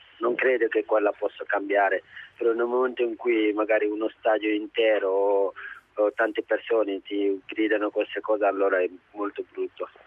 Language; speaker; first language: Italian; non-native, fluent; Wolof